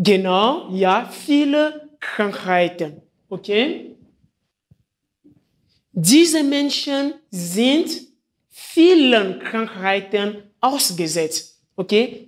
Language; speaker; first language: German; non-native, fluent; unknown